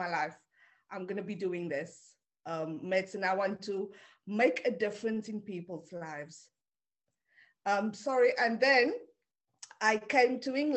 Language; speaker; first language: English; non-native, local second language; Afrikaans